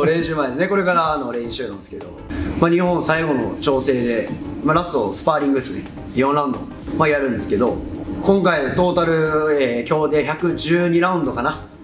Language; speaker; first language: Japanese; native; Japanese